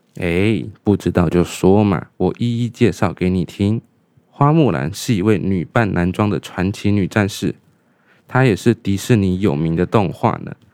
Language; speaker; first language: Chinese; native; Chinese